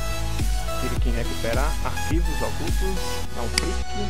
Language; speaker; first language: Portuguese; native; Portuguese